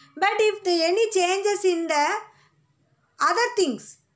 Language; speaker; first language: English; non-native, local second language; Tamil